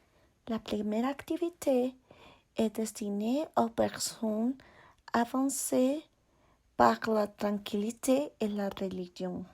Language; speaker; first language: French; non-native, learner; Spanish